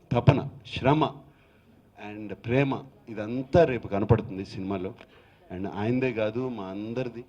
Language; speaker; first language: Telugu; native; Telugu